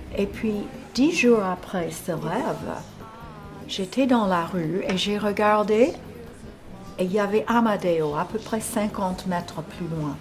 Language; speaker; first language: French; non-native, fluent; English